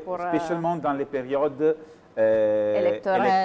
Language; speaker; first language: French; non-native, fluent; Italian